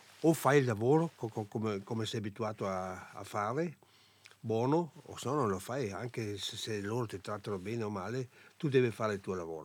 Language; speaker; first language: Italian; non-native, local second language; German